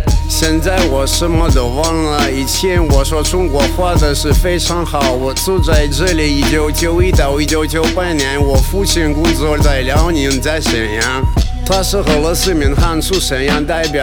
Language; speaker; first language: Chinese; non-native, learner; Russian